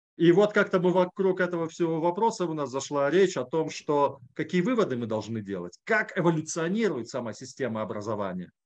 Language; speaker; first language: Russian; native; Russian